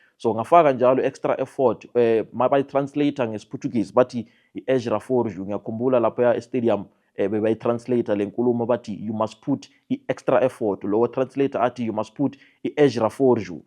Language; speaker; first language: Zulu; non-native, local second language; Venda